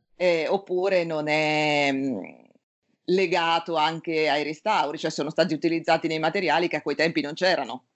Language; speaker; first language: Italian; native; Italian